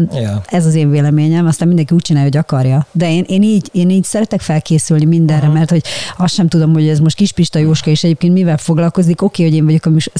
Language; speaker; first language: Hungarian; native; Hungarian